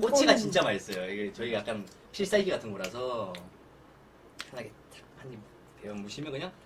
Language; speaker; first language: Korean; native; Korean